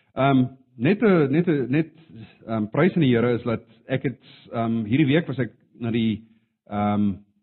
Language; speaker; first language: Afrikaans; non-native, local second language; English